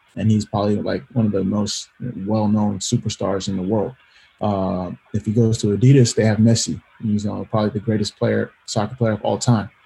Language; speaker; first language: English; native; English